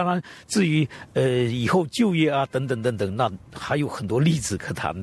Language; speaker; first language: Chinese; native; Chinese